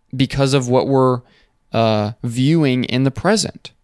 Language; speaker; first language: English; native; English